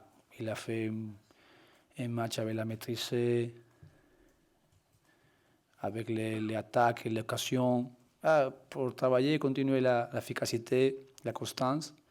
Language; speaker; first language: French; non-native, learner; Spanish